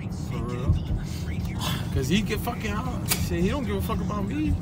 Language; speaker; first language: English; early bilingual, other home language; Spanish